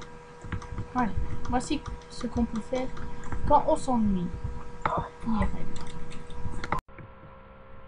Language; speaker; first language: French; native; French